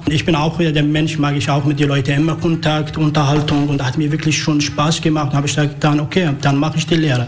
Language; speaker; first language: German; non-native, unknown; Arabic